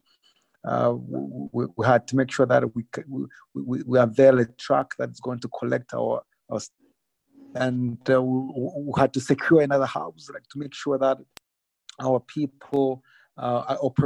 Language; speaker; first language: English; non-native, local second language; Kinyarwanda